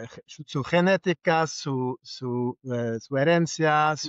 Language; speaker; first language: Spanish; non-native, fluent; Norwegian